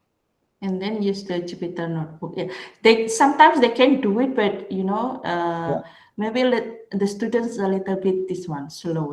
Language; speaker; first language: English; non-native, learner; Indonesian